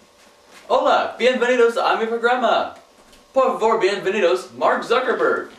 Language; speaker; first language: Spanish; non-native, learner; English